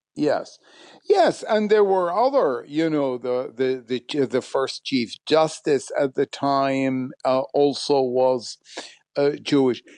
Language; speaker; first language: English; non-native, fluent; Arabic